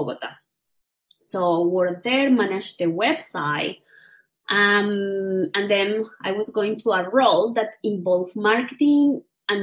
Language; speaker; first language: English; non-native, fluent; Spanish